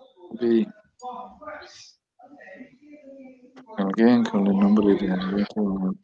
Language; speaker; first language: Spanish; non-native, learner; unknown